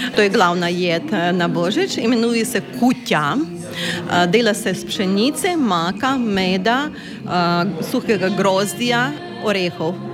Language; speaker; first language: Slovenian; non-native, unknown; Ukrainian